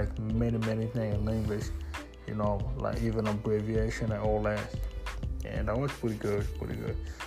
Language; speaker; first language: English; non-native, fluent; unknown